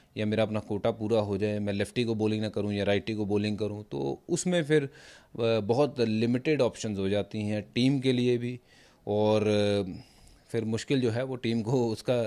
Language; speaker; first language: Hindi; non-native, local second language; Punjabi